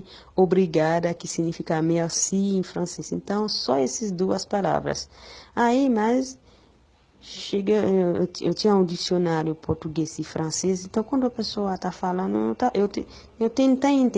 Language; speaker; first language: Portuguese; non-native, learner; Haitian Creole